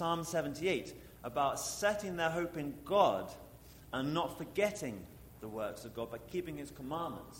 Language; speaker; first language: English; native; English